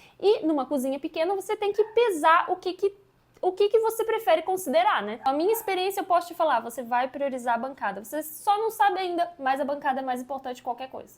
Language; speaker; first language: Portuguese; native; Portuguese